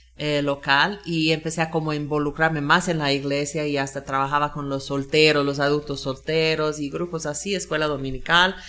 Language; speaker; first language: Spanish; non-native, fluent; English